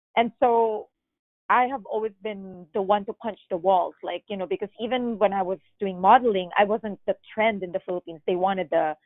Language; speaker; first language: English; non-native, local second language; Filipino